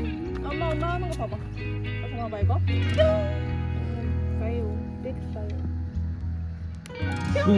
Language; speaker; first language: Korean; early bilingual, other home language; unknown